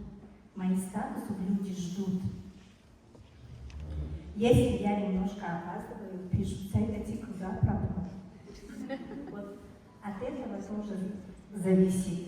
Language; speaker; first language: Russian; non-native, fluent; Tajik